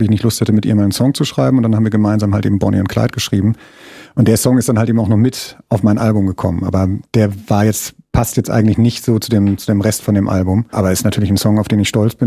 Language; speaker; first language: German; native; German